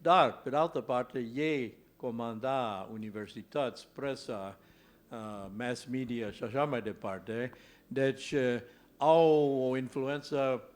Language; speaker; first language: Romanian; non-native, learner; English